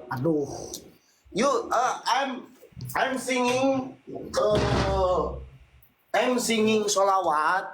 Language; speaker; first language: English; non-native, learner; Sundanese